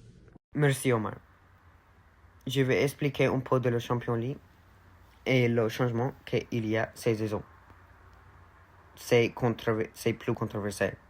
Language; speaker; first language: French; non-native, learner; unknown